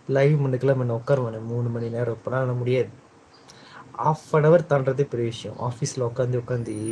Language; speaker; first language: Tamil; early bilingual, heritage; Tamil